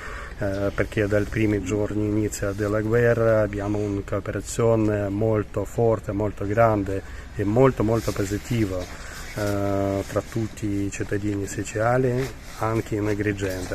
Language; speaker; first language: Italian; non-native, learner; Ukrainian